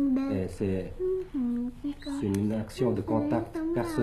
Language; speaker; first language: French; early bilingual, other home language; Thai